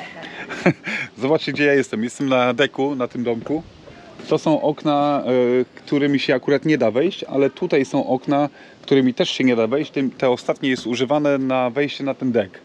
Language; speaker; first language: Polish; native; Polish